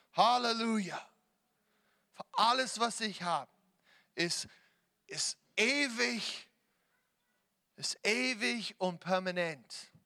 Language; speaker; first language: German; non-native, fluent; English